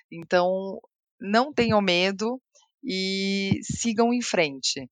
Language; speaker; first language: Portuguese; native; Portuguese